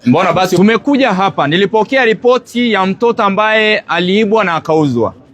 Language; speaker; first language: Swahili; native; Swahili